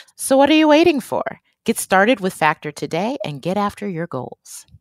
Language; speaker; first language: English; native; English